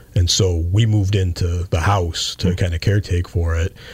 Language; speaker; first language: English; native; English